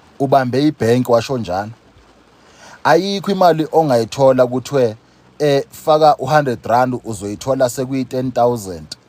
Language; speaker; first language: Zulu; non-native, local second language; Xhosa